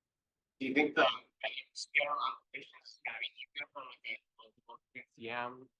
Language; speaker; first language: English; native; English